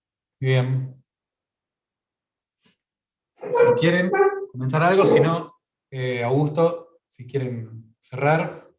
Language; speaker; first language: Spanish; native; Spanish